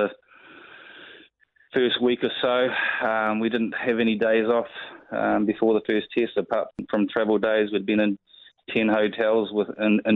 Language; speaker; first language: English; native; English